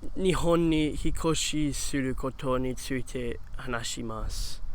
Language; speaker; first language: Japanese; non-native, learner; English